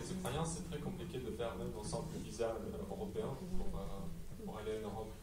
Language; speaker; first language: French; non-native, fluent; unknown